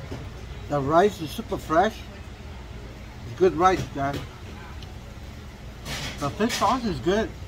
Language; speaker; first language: English; non-native, fluent; Vietnamese